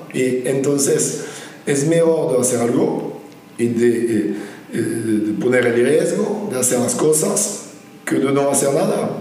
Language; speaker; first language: Spanish; non-native, learner; French